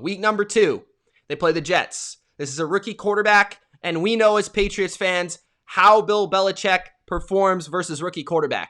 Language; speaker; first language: English; native; English